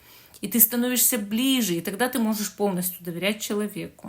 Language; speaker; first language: Russian; native; Russian